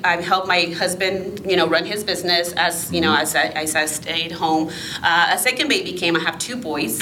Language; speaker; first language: English; early bilingual, other home language; Spanish